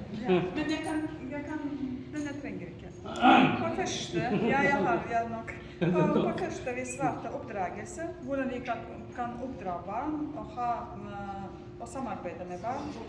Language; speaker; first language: Norwegian; non-native, learner; Chechen